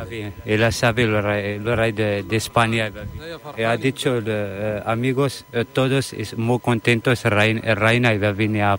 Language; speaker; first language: Spanish; non-native, learner; Arabic